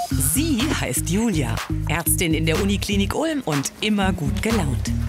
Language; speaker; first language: German; native; German